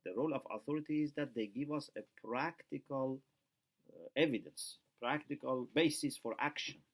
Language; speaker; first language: English; non-native, fluent; Persian